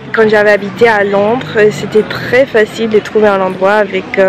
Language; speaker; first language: French; non-native, fluent; English